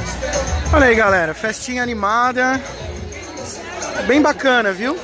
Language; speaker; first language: Portuguese; native; Portuguese